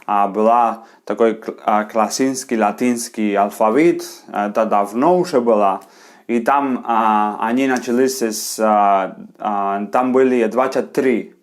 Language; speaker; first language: Russian; non-native, fluent; Spanish